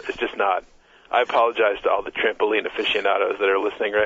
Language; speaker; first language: English; native; English